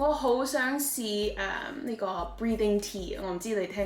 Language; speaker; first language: Cantonese; early bilingual, heritage; Cantonese